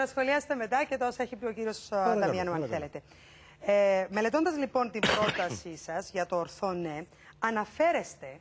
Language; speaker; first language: Greek; native; Greek